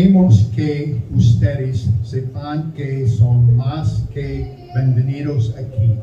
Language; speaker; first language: Spanish; non-native, learner; German